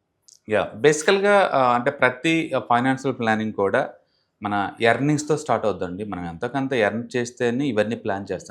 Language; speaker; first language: Telugu; native; Telugu